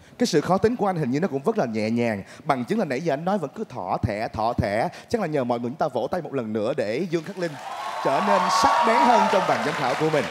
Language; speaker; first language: Vietnamese; native; Vietnamese